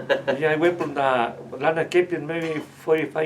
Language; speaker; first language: English; non-native, learner; Spanish